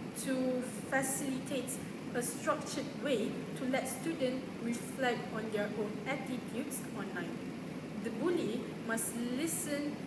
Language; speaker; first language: English; non-native, local second language; Malay